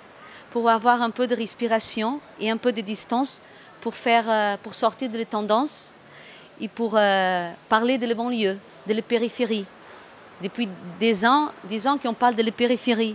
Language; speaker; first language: French; non-native, fluent; Portuguese